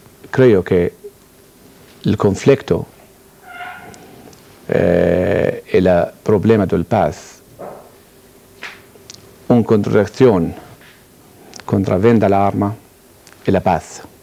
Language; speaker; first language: Spanish; non-native, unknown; Arabic